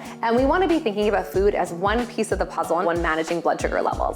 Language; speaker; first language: English; native; English